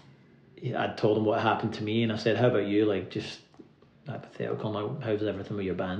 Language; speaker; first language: English; native; English